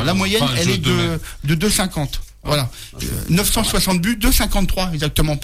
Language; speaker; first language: French; native; French